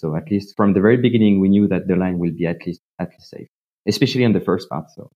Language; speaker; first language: English; non-native, fluent; French